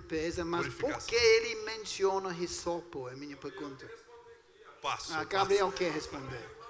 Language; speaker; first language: Portuguese; non-native, fluent; English